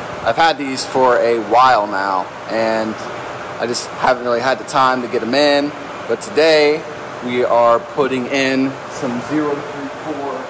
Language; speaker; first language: English; native; English